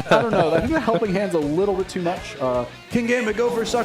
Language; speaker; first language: English; native; English